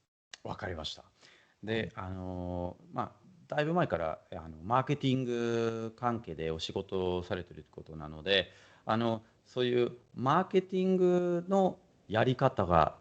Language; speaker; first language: Japanese; non-native, fluent; German